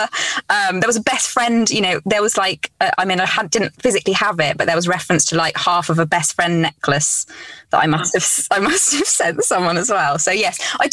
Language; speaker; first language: English; native; English